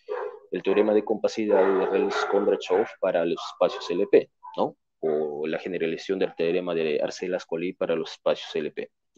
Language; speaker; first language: Spanish; native; Spanish